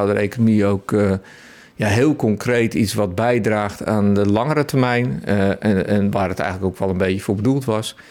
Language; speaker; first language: Dutch; native; Dutch